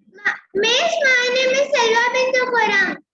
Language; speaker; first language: English; non-native, learner; Urdu